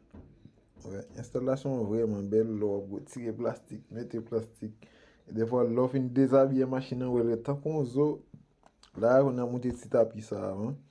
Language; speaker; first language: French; non-native, local second language; Haitian Creole